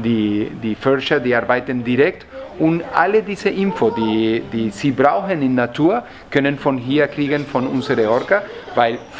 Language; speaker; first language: German; non-native, learner; Spanish